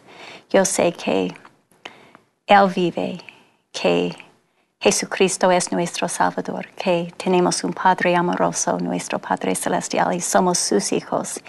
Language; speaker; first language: Spanish; non-native, fluent; English